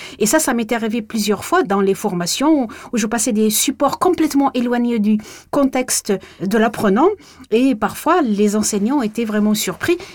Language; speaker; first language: French; non-native, local second language; Arabic